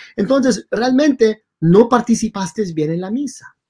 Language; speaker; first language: Spanish; early bilingual, heritage; Spanish